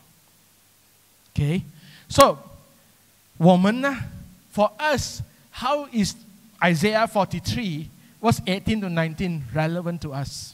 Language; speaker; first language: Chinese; non-native, local second language; English